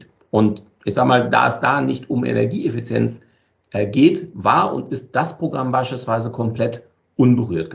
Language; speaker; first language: German; native; German